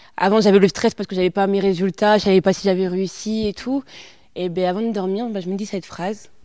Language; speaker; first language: French; native; French